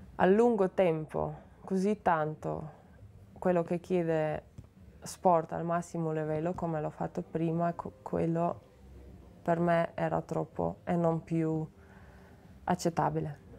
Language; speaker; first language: Italian; non-native, learner; Slovenian